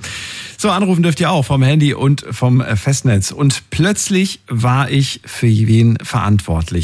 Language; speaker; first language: German; native; German